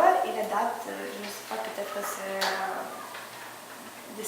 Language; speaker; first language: French; non-native, learner; Ukrainian